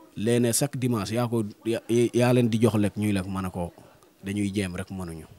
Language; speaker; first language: Wolof; non-native, local second language; Serer